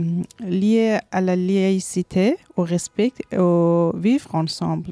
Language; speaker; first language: French; non-native, learner; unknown